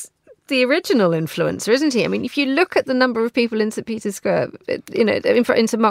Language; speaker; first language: English; native; English